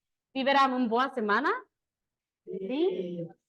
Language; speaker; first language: Portuguese; non-native, learner; Korean